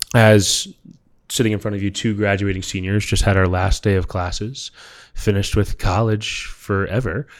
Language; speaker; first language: English; native; English